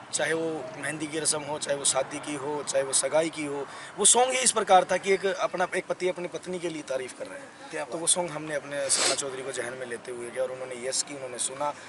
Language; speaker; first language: Hindi; native; Hindi